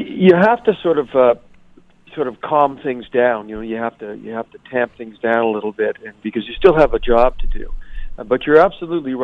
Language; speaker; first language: English; native; English